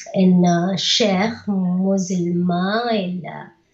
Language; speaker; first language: French; non-native, learner; Arabic